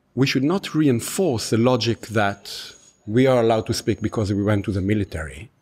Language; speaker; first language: English; non-native, fluent; Hebrew